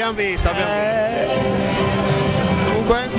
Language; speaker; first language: Italian; native; Italian